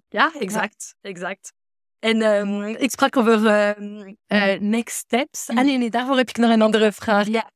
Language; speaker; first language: Dutch; non-native, fluent; French